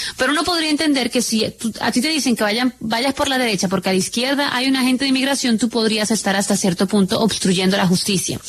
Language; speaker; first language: Spanish; native; Spanish